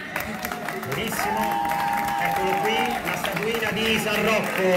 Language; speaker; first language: Italian; native; Italian